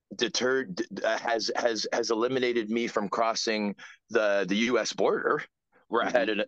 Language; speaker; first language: English; native; English